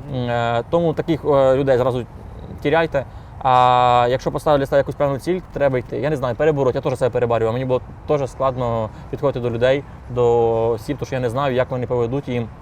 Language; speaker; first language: Ukrainian; non-native, local second language; Russian